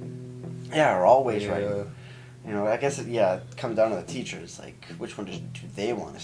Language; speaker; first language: English; native; English